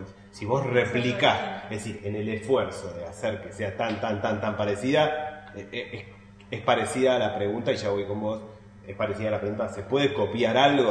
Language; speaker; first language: Spanish; native; Spanish